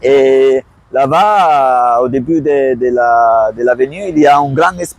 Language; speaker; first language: French; non-native, fluent; Spanish